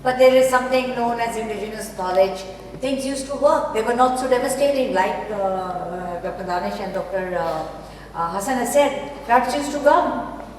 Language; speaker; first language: English; non-native, local second language; Urdu